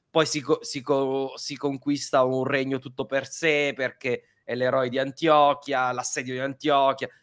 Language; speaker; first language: Italian; native; Italian